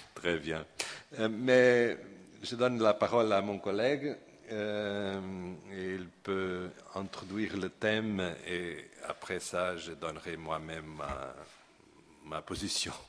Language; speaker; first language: French; non-native, fluent; Portuguese